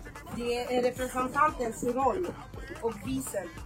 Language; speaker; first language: Swedish; non-native, fluent; Lingala